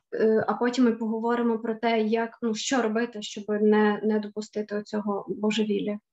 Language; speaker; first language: Ukrainian; native; Ukrainian